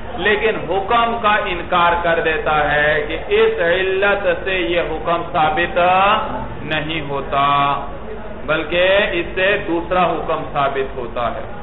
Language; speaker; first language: Urdu; native; Urdu